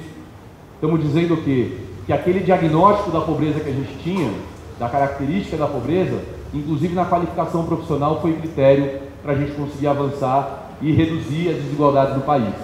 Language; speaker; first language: Portuguese; native; Portuguese